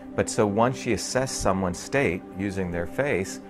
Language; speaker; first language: English; non-native, local second language; Tamil